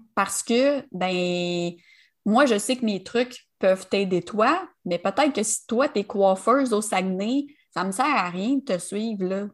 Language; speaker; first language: French; native; French